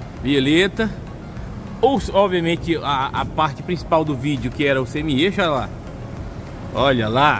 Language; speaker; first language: Portuguese; native; Portuguese